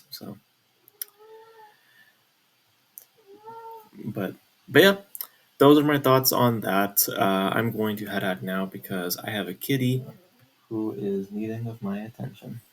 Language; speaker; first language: English; native; English